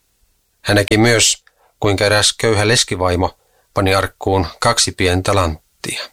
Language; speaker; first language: Finnish; native; Finnish